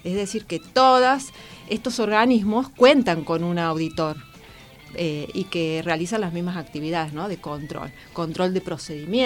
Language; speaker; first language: Spanish; native; Spanish